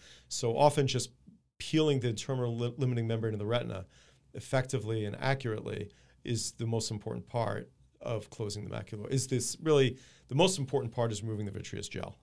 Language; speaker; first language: English; native; English